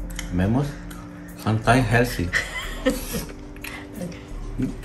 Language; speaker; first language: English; non-native, learner; Spanish